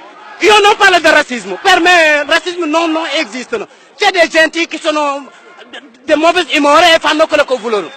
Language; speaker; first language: Italian; non-native, learner; Wolof